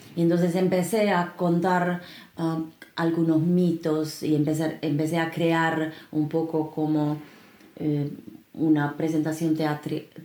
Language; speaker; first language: Spanish; non-native, fluent; Finnish